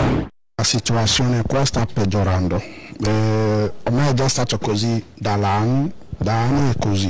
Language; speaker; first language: Italian; non-native, fluent; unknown